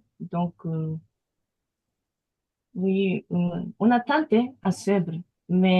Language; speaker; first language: French; non-native, fluent; Japanese